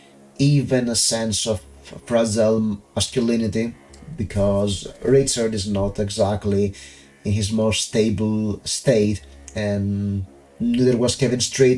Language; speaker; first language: English; non-native, fluent; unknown